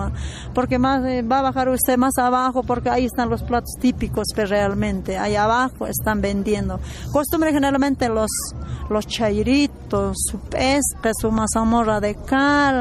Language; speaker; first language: Spanish; native; Spanish